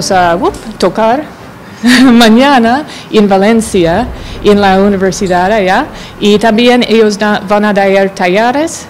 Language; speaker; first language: Spanish; non-native, fluent; English